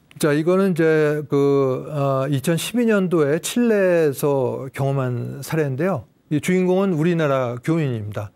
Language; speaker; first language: Korean; native; Korean